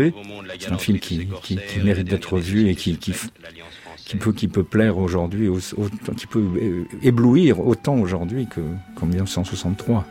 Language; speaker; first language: French; native; French